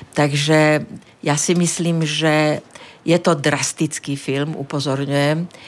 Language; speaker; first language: Slovak; native; Slovak